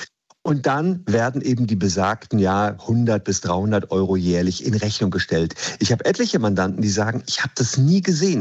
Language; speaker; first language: German; native; German